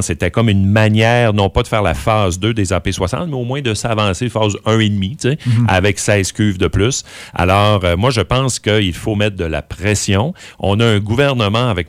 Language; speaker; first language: French; native; French